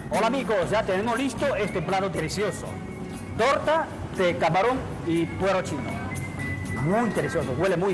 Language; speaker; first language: Spanish; non-native, fluent; Chinese